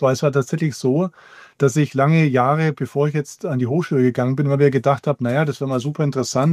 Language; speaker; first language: German; native; German